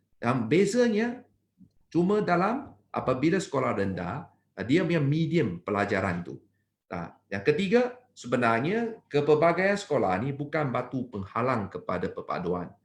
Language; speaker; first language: Malay; non-native, local second language; Chinese